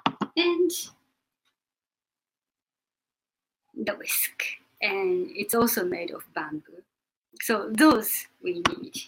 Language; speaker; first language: English; non-native, fluent; Japanese